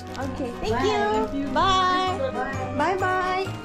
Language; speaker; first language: English; non-native, learner; Korean